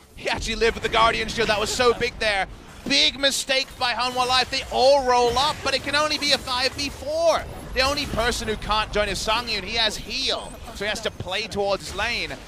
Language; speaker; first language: English; native; English